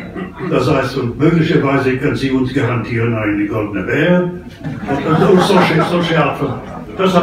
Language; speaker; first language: German; non-native, fluent; English